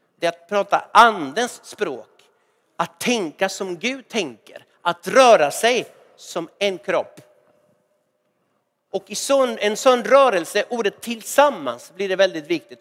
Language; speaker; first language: Swedish; non-native, fluent; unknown